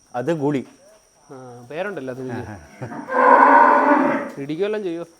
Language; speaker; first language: Malayalam; native; Malayalam